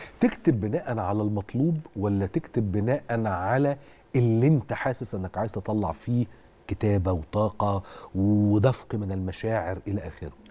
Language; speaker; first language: Arabic; native; Arabic